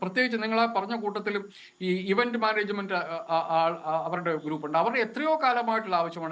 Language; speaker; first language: Malayalam; native; Malayalam